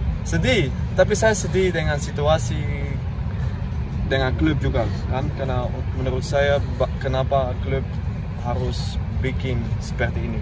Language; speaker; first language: Indonesian; non-native, fluent; Dutch